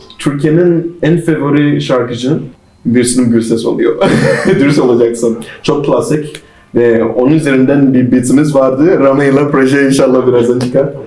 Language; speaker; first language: Turkish; non-native, fluent; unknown